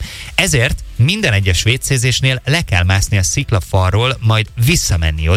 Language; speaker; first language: Hungarian; native; Hungarian